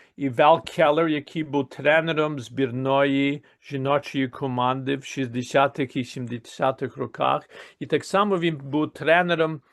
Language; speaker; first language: Ukrainian; early bilingual, heritage; Ukrainian